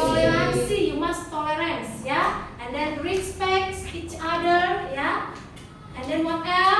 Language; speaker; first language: English; non-native, learner; Indonesian